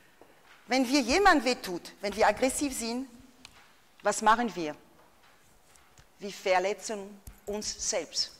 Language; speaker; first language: German; non-native, fluent; French